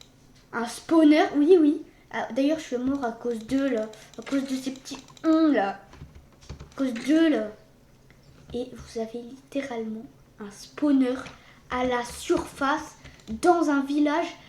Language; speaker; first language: French; native; French